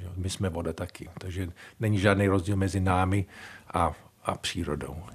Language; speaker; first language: Czech; early bilingual, heritage; Czech